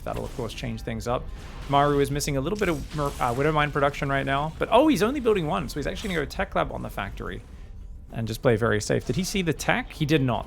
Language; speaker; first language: English; native; English